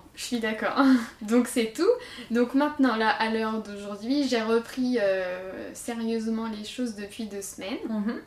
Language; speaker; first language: French; native; French